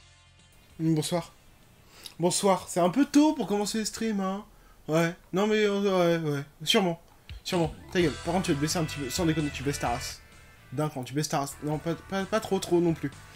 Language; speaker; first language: French; native; French